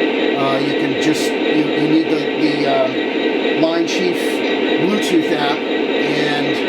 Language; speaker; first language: English; native; English